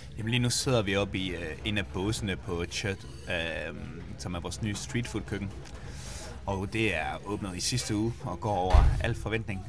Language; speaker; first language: Danish; native; Danish